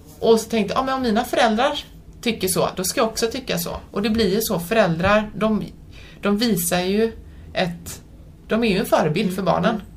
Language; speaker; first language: Swedish; early bilingual, other home language; Polish